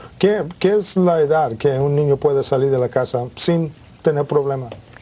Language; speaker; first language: Spanish; early bilingual, heritage; Spanish